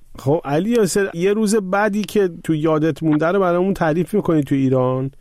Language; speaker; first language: Persian; native; Persian